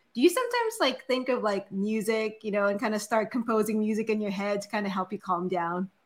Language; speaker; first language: English; non-native, local second language; Filipino